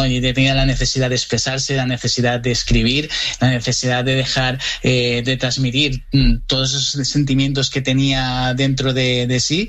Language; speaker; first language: Spanish; native; Spanish